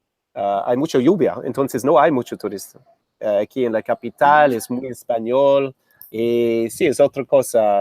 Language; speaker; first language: Spanish; non-native, fluent; English